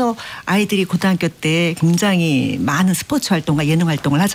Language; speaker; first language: Korean; native; Korean